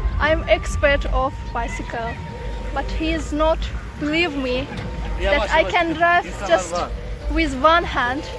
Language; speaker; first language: English; non-native, learner; Azerbaijani